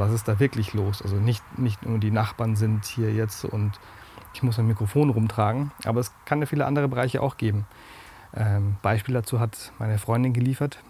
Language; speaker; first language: German; native; German